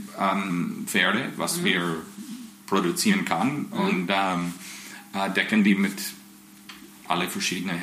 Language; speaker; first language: German; non-native, fluent; English